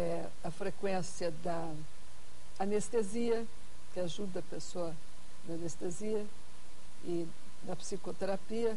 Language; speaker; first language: Portuguese; native; Portuguese